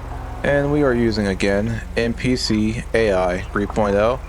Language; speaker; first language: English; native; English